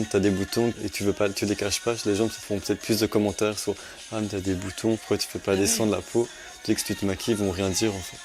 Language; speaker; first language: French; native; French